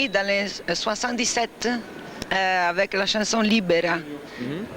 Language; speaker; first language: French; non-native, fluent; Italian